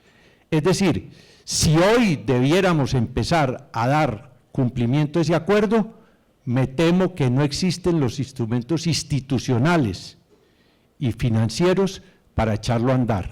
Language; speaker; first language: Spanish; native; Spanish